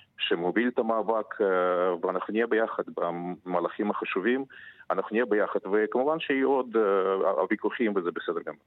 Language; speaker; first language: Hebrew; early bilingual, other home language; Russian